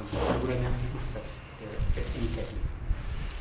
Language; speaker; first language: French; non-native, local second language; Wolof